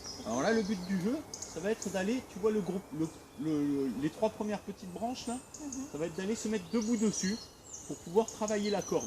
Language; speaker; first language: French; native; French